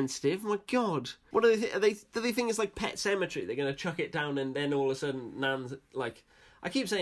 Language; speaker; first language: English; native; English